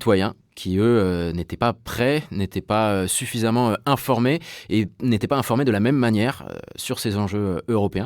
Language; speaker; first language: French; native; French